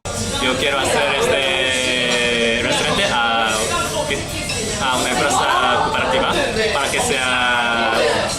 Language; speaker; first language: Spanish; non-native, fluent; Korean